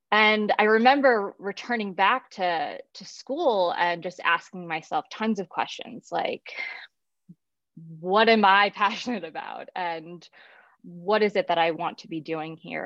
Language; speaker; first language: English; native; English